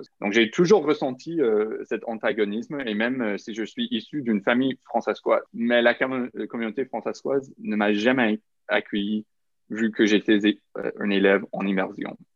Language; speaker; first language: French; non-native, local second language; English